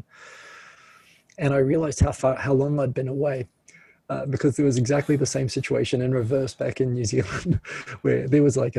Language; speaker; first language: English; native; English